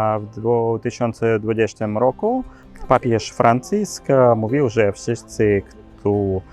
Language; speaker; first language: Polish; non-native, learner; Ukrainian